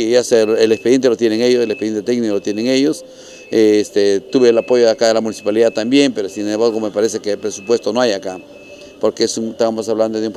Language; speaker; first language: Spanish; native; Spanish